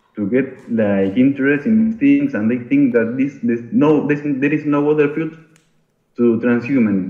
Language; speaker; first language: English; non-native, learner; Spanish